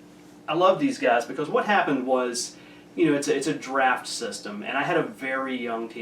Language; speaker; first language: English; native; English